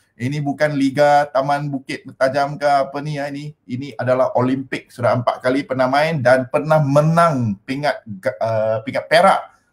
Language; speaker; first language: Malay; non-native, local second language; Min Nan Chinese